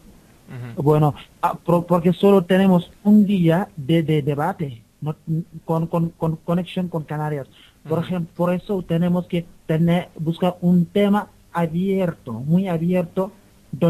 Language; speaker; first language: Spanish; non-native, learner; Wolof